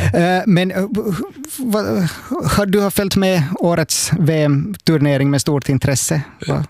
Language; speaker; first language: Swedish; native; Swedish